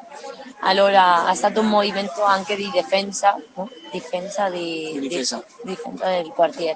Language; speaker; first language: Italian; non-native, learner; Spanish